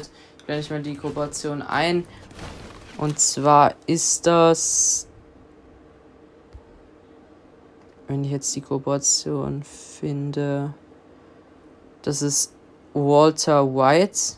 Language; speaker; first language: German; native; German